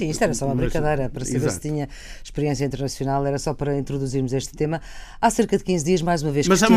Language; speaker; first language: Portuguese; native; Portuguese